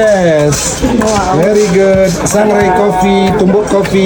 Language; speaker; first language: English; non-native, fluent; Indonesian